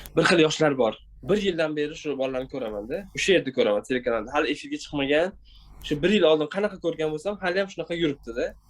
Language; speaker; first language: Uzbek; non-native, local second language; Tajik